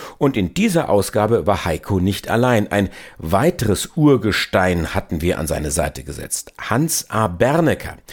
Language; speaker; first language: German; native; German